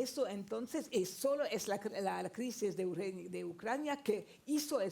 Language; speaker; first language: Spanish; non-native, fluent; French